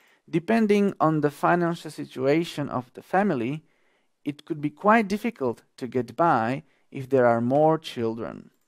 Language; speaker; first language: English; non-native, fluent; Slovak